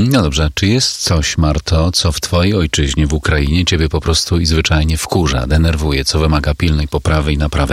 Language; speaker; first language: Polish; native; Polish